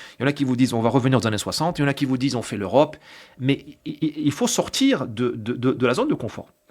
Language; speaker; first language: French; non-native, local second language; Arabic